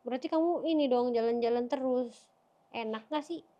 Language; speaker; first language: Indonesian; native; Indonesian